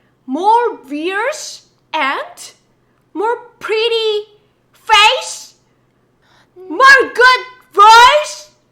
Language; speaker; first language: English; non-native, learner; Korean